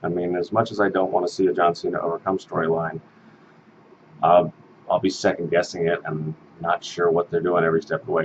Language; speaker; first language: English; native; English